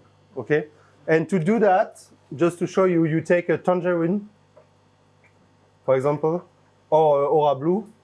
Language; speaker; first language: English; non-native, fluent; French